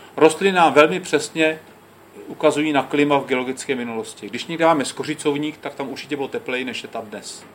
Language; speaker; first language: Czech; native; Czech